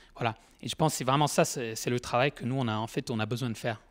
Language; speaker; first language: French; non-native, fluent; English